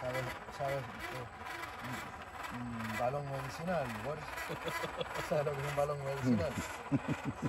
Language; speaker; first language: Spanish; native; Spanish